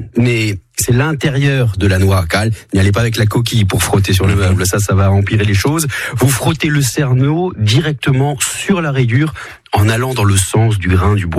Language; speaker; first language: French; native; French